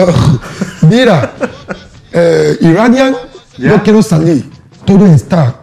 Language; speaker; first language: Spanish; non-native, learner; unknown